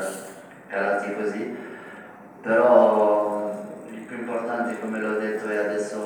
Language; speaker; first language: Italian; non-native, fluent; French